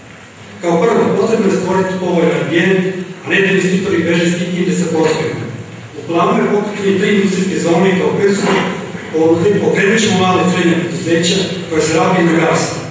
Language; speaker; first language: Serbian; native; Serbian